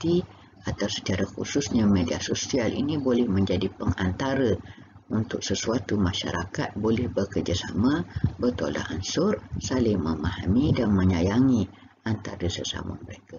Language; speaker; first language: Malay; native; Malay